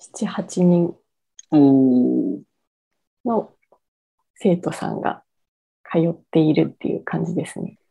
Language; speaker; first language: Japanese; native; Japanese